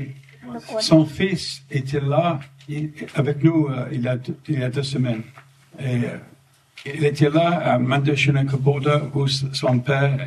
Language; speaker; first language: French; non-native, fluent; English